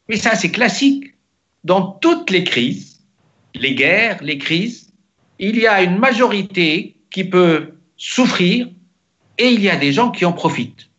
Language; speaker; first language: French; non-native, local second language; Arabic